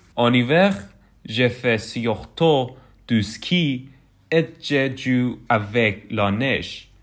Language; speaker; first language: French; non-native, fluent; Persian